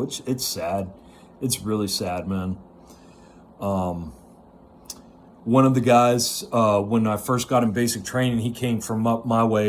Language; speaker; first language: English; native; English